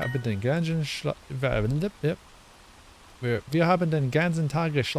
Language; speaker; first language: German; non-native, learner; English